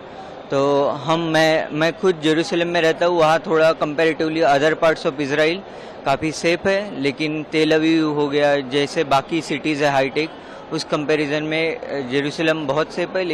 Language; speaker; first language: Hindi; native; Hindi